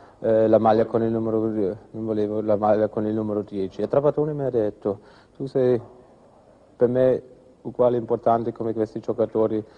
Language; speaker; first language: Italian; non-native, fluent; German